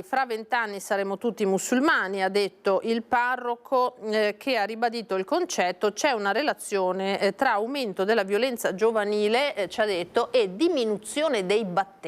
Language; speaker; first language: Italian; native; Italian